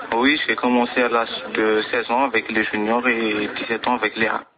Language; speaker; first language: French; non-native, local second language; Malagasy